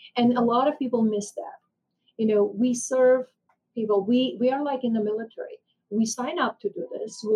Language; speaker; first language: English; non-native, fluent; Armenian